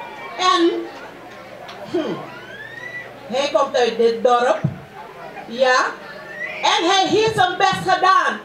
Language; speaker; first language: Dutch; non-native, local second language; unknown